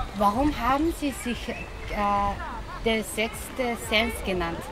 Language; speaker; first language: German; non-native, learner; Mongolian